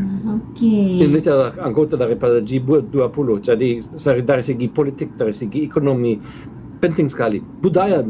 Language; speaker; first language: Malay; non-native, fluent; German